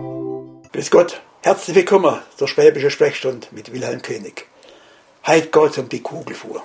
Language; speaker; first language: German; native; German